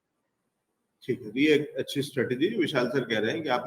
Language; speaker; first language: Hindi; native; Hindi